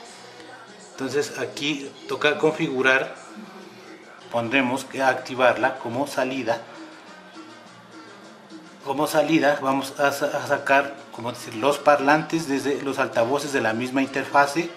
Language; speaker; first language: Spanish; native; Spanish